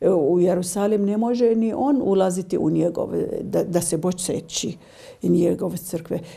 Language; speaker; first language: Serbian; non-native, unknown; Arabic